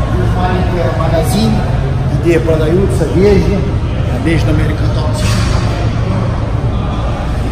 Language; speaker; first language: Russian; non-native, learner; Portuguese